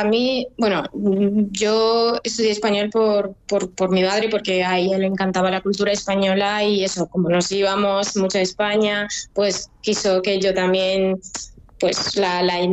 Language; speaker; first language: Spanish; non-native, fluent; French